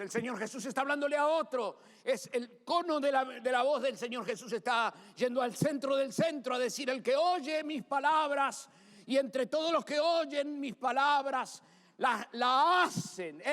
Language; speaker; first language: Spanish; native; Spanish